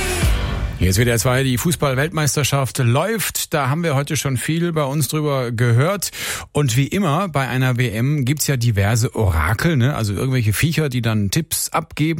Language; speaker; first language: German; native; German